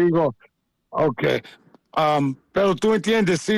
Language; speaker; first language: Spanish; non-native, learner; English